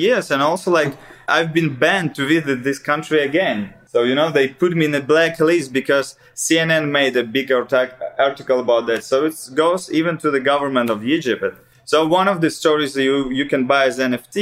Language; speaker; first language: English; non-native, learner; Russian